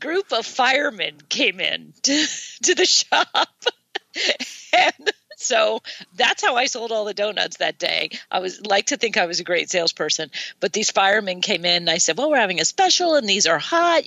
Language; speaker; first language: English; native; English